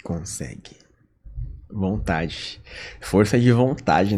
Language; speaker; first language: Portuguese; native; Portuguese